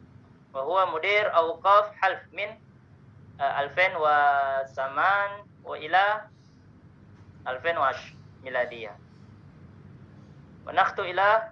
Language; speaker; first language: Arabic; non-native, learner; Indonesian